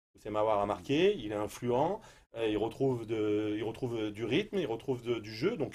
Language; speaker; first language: French; native; French